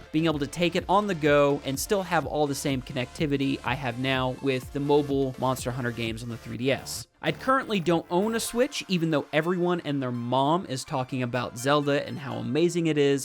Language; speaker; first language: English; native; English